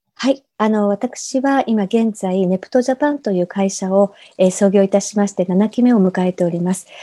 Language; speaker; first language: Japanese; native; Japanese